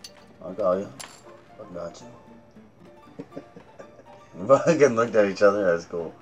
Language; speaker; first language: English; native; English